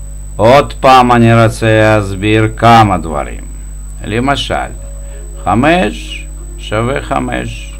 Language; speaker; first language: Hebrew; non-native, fluent; Russian